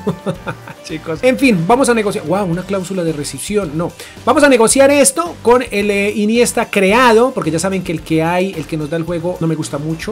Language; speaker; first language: Spanish; native; Spanish